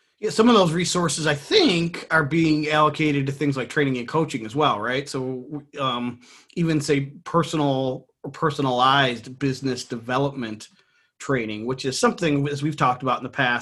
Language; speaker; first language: English; native; English